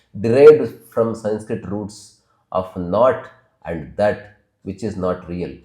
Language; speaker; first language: English; non-native, local second language; Telugu